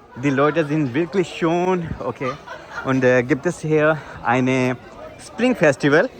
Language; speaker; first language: German; non-native, learner; Hindi